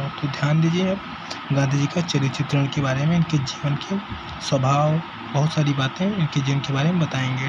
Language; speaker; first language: Hindi; native; Hindi